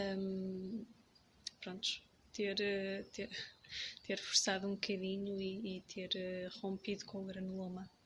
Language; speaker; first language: Portuguese; native; Portuguese